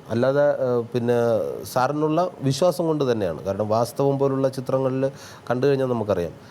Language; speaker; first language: Malayalam; native; Malayalam